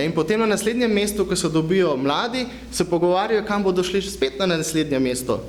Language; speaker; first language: Slovenian; native; Slovenian